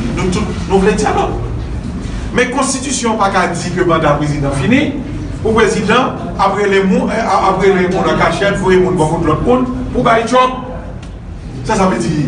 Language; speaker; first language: French; non-native, local second language; Haitian Creole